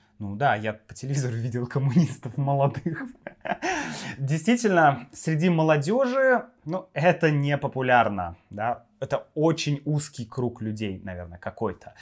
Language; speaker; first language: Russian; native; Russian